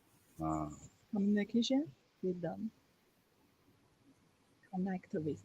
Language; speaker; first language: English; non-native, learner; Chinese